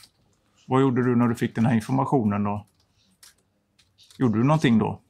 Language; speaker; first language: Swedish; native; Swedish